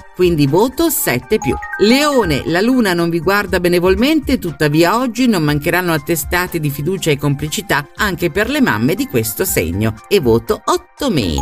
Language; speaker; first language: Italian; native; Italian